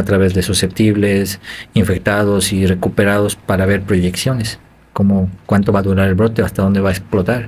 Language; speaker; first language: Spanish; native; Spanish